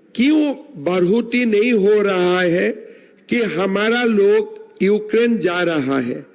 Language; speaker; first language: Hindi; non-native, local second language; Assamese